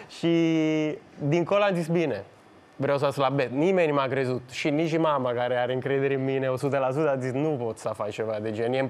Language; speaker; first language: Romanian; non-native, fluent; Italian